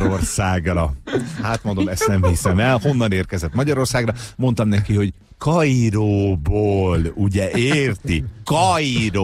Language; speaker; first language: Hungarian; native; Hungarian